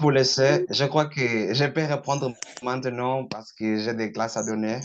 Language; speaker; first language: French; non-native, learner; Portuguese